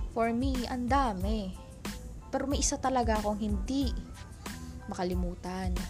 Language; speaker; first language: Filipino; native; Filipino